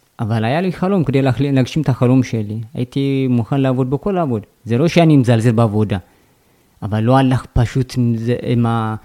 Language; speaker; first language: Hebrew; non-native, fluent; Amharic